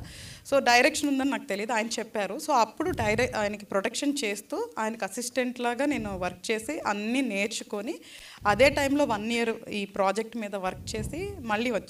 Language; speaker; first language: Telugu; native; Telugu